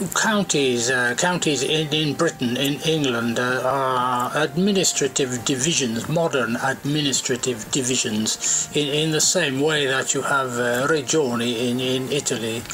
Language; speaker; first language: English; native; English